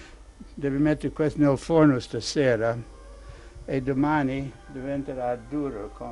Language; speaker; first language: Italian; non-native, fluent; English